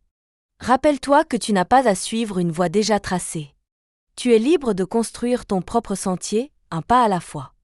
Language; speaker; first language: French; native; French